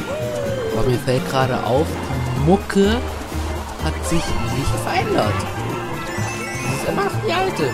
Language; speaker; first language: German; native; German